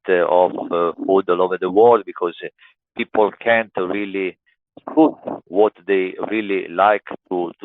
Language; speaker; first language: English; non-native, learner; Italian